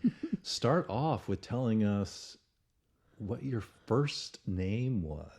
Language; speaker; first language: English; native; English